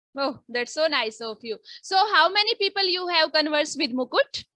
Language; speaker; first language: English; non-native, local second language; Hindi